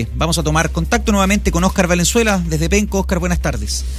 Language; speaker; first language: Spanish; native; Spanish